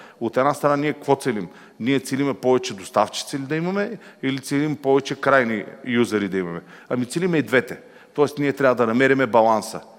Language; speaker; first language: Bulgarian; native; Bulgarian